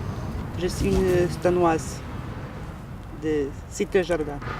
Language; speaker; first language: French; non-native, learner; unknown